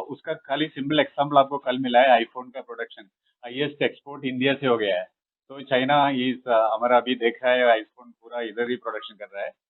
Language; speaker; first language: Hindi; non-native, local second language; Malayalam